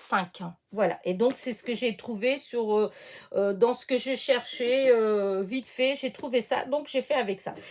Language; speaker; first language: French; native; French